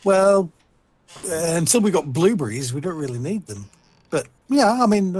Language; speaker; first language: English; native; English